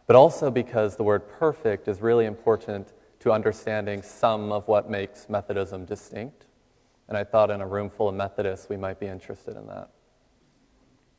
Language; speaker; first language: English; native; English